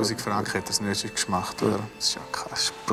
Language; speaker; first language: German; native; German